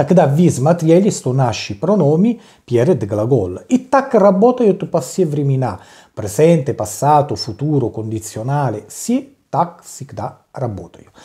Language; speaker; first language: Russian; non-native, learner; Italian